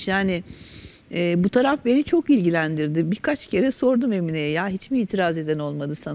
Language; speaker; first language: Turkish; native; Turkish